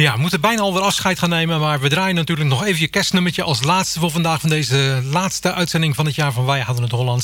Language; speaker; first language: Dutch; native; Dutch